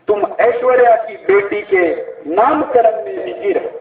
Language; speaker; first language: Hindi; non-native, local second language; Marathi